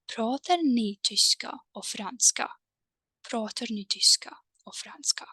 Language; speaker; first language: Swedish; non-native, fluent; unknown